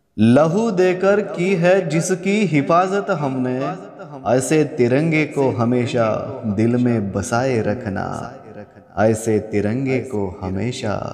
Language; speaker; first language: Hindi; non-native, local second language; Marathi